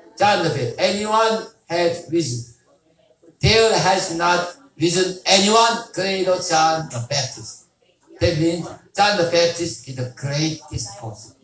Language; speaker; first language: English; non-native, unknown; Korean